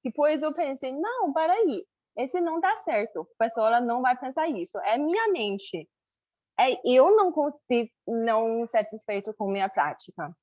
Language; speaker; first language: Portuguese; non-native, learner; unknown